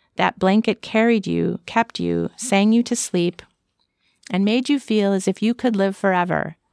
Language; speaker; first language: English; native; English